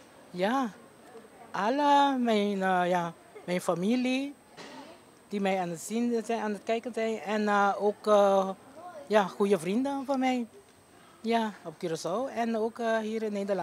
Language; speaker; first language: Dutch; non-native, local second language; Papiamento